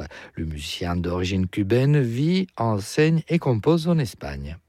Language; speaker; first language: French; non-native, fluent; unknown